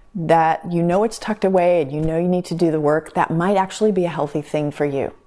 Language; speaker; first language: English; native; English